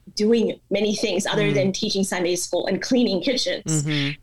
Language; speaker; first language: English; non-native, local second language; Malayalam